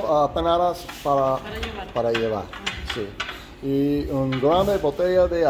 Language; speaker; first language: Spanish; non-native, learner; English